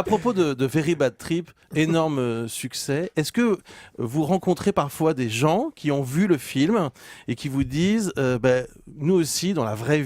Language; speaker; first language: French; native; French